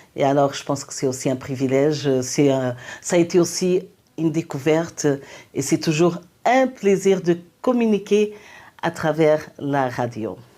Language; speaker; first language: French; non-native, fluent; Portuguese